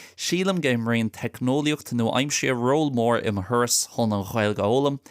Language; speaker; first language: Irish; non-native, local second language; English